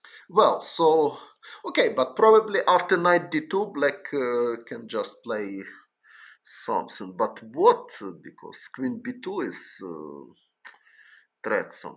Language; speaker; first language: English; non-native, fluent; Ukrainian